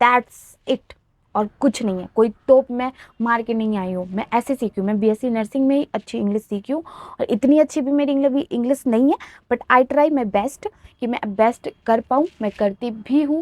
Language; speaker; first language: Hindi; native; Hindi